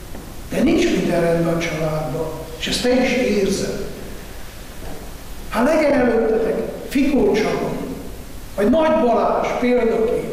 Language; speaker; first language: Hungarian; non-native, fluent; Italian